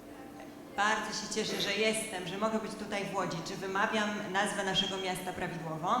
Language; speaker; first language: Polish; native; Polish